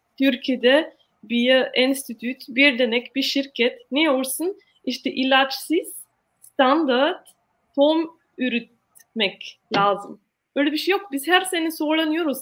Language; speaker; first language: Turkish; non-native, fluent; German